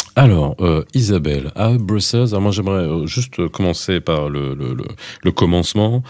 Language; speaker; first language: French; native; French